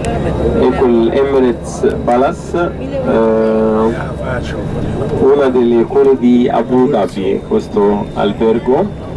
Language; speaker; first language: Italian; non-native, fluent; Arabic